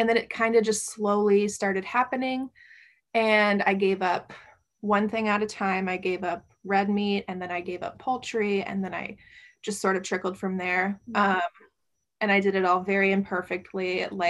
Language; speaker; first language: English; native; English